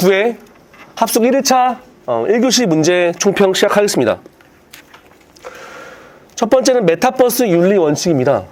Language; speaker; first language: Korean; native; Korean